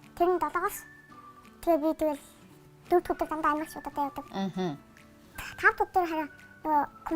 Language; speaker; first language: Mongolian; early bilingual, heritage; Mongolian